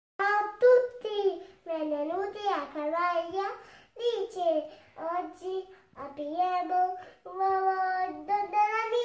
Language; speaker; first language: Italian; native; Italian